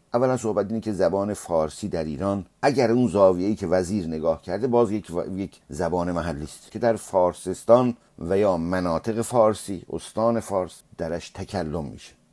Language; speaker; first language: Persian; non-native, local second language; Azerbaijani